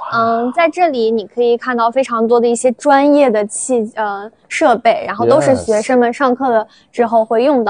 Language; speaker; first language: Chinese; native; Chinese